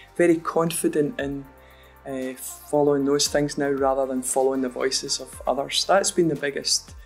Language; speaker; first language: English; native; English